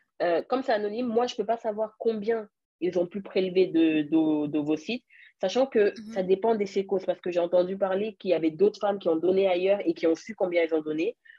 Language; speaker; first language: French; early bilingual, other home language; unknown